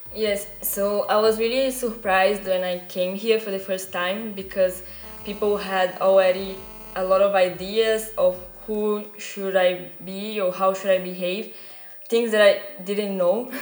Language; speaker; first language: English; non-native, fluent; Portuguese